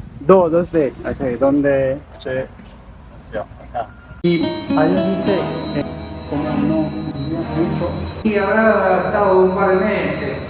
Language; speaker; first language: Spanish; non-native, learner; Turkish